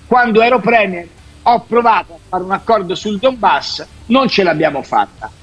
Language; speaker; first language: Italian; native; Italian